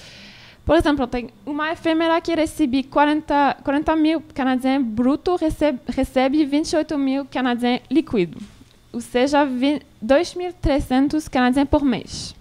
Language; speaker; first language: Portuguese; non-native, learner; French